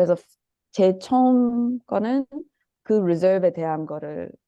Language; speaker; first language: Korean; early bilingual, heritage; Korean